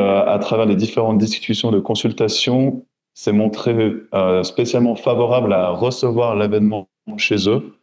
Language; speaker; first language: French; native; French